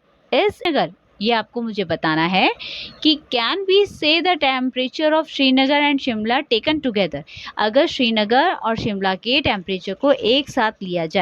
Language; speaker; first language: Hindi; native; Hindi